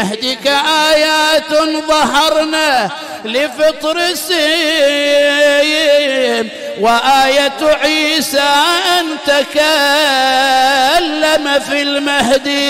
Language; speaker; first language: Arabic; native; Arabic